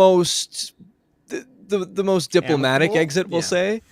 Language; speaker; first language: English; native; English